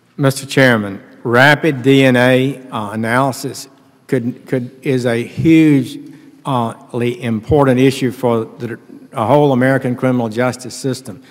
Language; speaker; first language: English; native; English